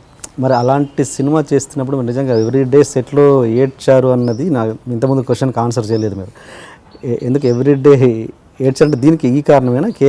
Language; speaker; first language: Telugu; native; Telugu